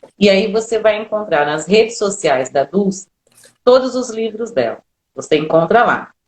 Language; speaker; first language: Portuguese; native; Portuguese